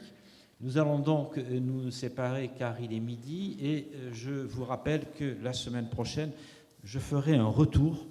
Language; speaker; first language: French; native; French